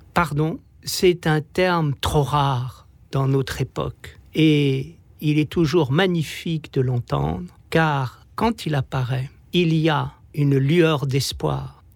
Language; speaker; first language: French; native; French